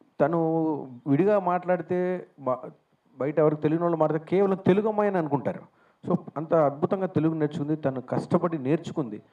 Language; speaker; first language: Telugu; native; Telugu